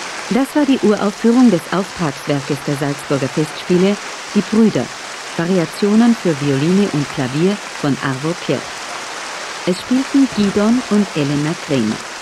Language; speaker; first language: German; native; German